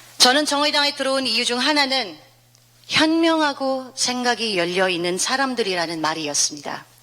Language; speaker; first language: Korean; non-native, fluent; Filipino